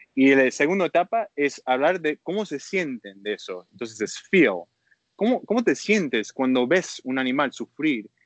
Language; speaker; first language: Spanish; early bilingual, heritage; Spanish